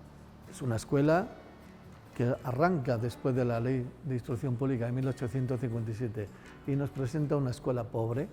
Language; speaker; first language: Spanish; native; Spanish